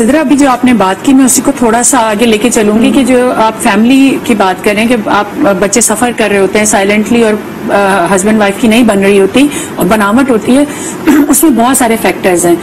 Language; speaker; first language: Urdu; native; Urdu